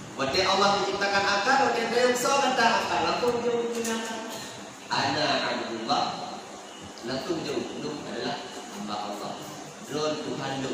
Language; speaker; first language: Malay; non-native, local second language; Achinese